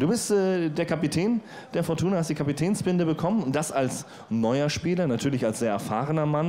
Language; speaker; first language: German; native; German